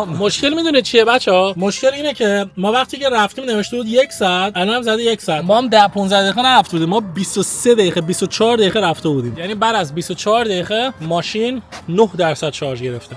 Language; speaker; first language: Persian; native; Persian